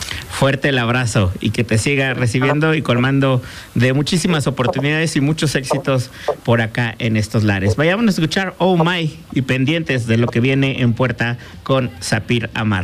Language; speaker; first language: Spanish; native; Spanish